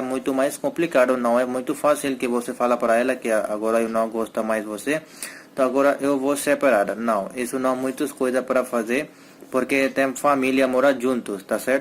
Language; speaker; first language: Portuguese; non-native, learner; Hindi